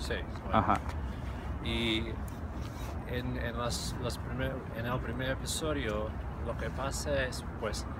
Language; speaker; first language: Spanish; non-native, fluent; English